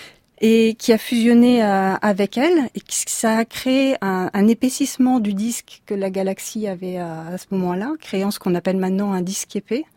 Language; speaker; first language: French; native; French